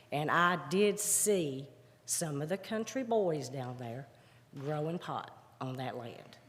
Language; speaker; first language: English; native; English